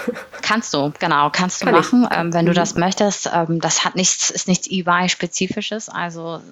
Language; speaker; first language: German; native; German